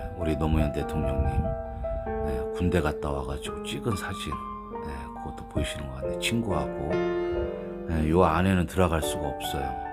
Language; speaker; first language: Korean; native; Korean